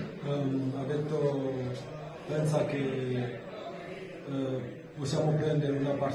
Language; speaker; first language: Italian; non-native, learner; French